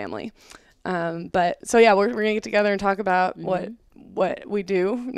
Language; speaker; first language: English; native; English